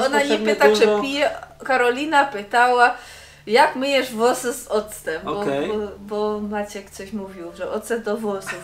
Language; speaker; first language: Polish; non-native, fluent; Dutch